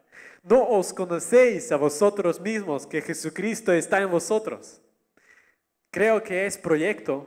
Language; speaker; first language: Spanish; non-native, learner; Russian